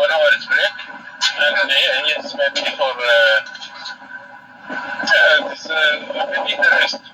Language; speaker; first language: English; non-native, learner; Arabic